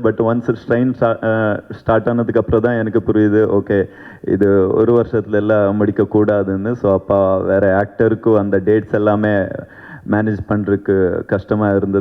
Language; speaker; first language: Tamil; non-native, learner; Kannada